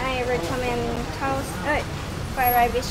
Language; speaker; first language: English; non-native, learner; Thai